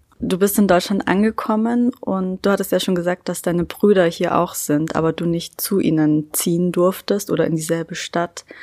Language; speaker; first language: German; native; German